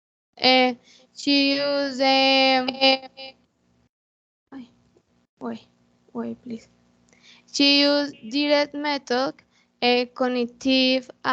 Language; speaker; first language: English; non-native, learner; Spanish